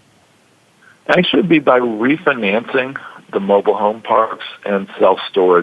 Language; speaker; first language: English; native; English